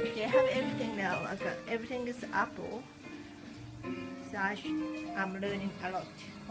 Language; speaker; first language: English; non-native, fluent; Japanese